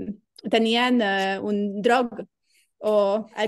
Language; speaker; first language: Spanish; non-native, learner; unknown